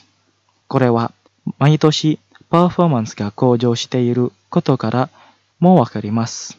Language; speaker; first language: Japanese; non-native, fluent; Indonesian